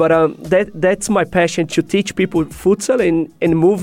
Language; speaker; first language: English; non-native, fluent; Portuguese